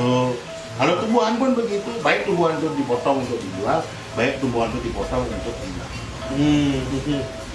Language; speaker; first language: Indonesian; non-native, local second language; Balinese